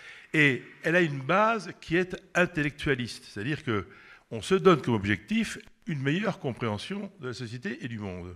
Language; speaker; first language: French; native; French